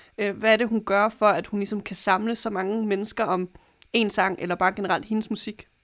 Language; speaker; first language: Danish; native; Danish